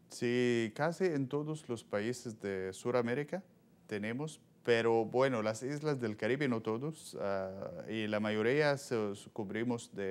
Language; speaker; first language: Spanish; non-native, fluent; Arabic